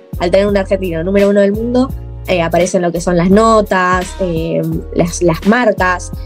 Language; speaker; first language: Spanish; native; Spanish